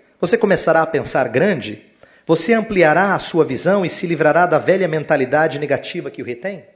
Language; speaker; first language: Portuguese; native; Portuguese